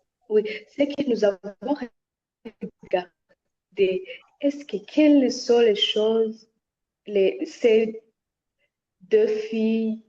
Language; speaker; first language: French; non-native, local second language; Rundi